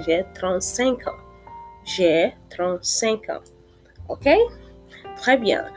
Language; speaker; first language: French; non-native, fluent; Yoruba